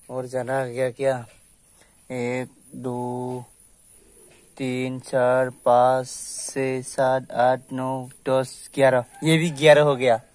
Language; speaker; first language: Hindi; non-native, local second language; Bodo